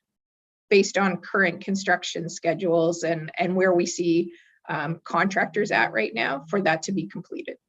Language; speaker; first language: English; native; English